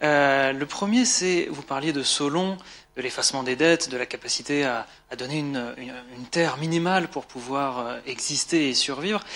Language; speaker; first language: French; native; French